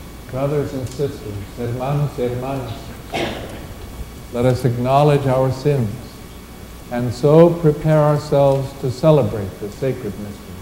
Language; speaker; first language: English; native; English